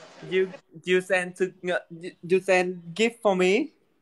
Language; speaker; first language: English; non-native, learner; Vietnamese